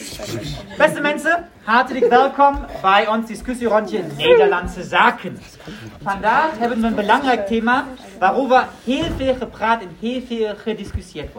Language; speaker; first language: Dutch; non-native, learner; German